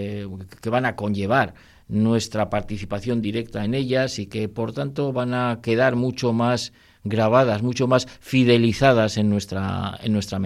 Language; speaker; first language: Spanish; native; Spanish